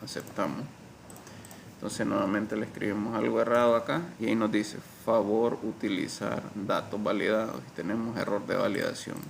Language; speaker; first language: Spanish; native; Spanish